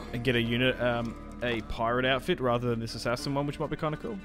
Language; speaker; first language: English; native; English